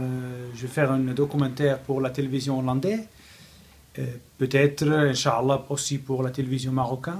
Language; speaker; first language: French; non-native, fluent; Riffian